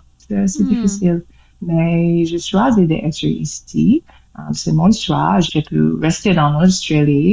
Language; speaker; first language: French; non-native, learner; English